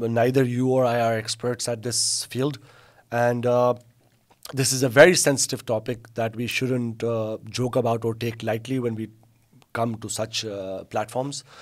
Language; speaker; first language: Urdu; non-native, local second language; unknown